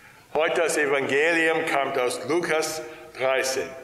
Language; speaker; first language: German; non-native, fluent; English